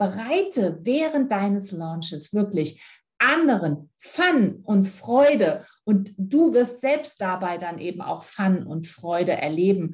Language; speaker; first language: German; native; German